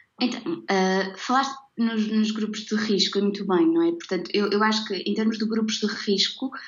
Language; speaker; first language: Portuguese; native; Portuguese